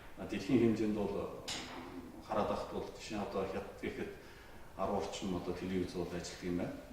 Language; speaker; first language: Mongolian; non-native, local second language; Kazakh